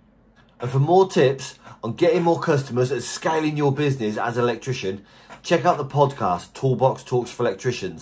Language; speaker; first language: English; native; English